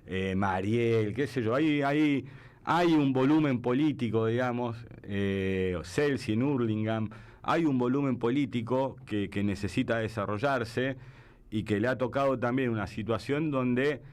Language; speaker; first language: Spanish; native; Spanish